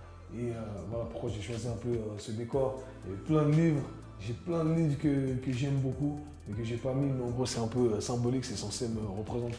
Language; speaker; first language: French; native; French